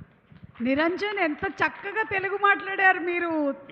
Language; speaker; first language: Telugu; native; Telugu